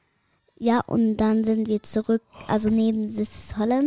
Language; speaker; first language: German; early bilingual, other home language; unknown